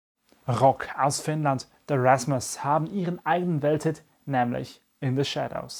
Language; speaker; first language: German; native; German